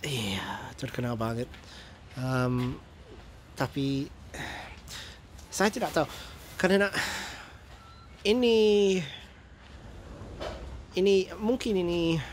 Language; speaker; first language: Indonesian; non-native, fluent; English